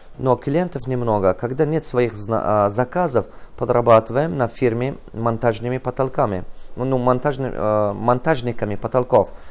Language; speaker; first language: Russian; non-native, local second language; Tajik